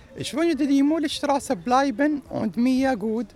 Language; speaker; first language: German; non-native, learner; Arabic